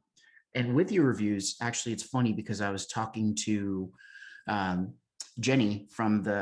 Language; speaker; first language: English; native; English